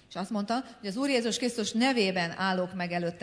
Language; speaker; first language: Hungarian; native; Hungarian